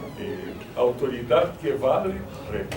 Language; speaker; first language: Portuguese; non-native, fluent; Spanish